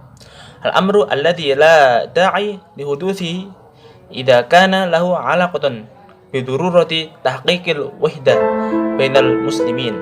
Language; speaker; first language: Arabic; non-native, learner; Indonesian